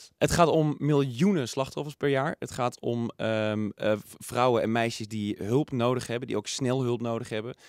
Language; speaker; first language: Dutch; native; Dutch